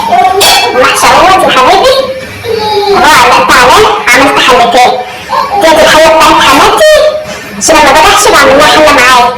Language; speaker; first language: Arabic; native; Arabic